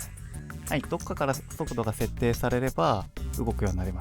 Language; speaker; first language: Japanese; native; Japanese